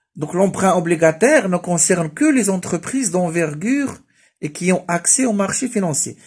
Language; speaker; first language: French; non-native, local second language; Arabic